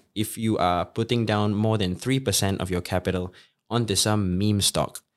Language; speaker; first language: English; native; English